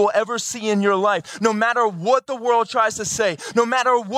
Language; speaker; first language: English; native; English